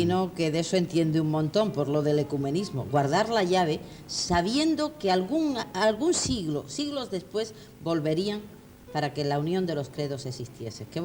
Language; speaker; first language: Spanish; native; Spanish